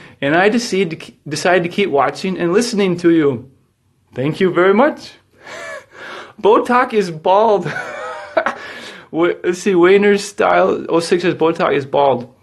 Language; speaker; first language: English; native; English